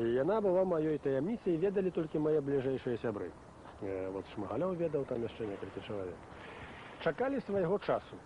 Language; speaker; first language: Belarusian; native; Belarusian